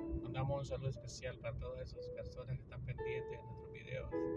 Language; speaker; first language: Spanish; native; Spanish